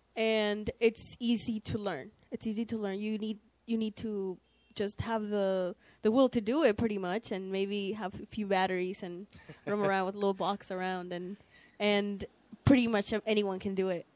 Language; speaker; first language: English; early bilingual, other home language; Spanish